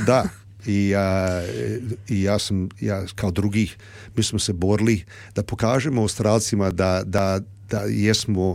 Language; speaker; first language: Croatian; early bilingual, heritage; Serbian